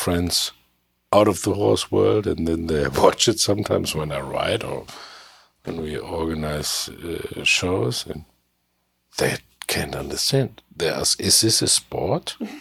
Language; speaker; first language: English; non-native, fluent; German